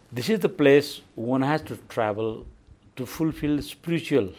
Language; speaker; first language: English; non-native, local second language; Nepali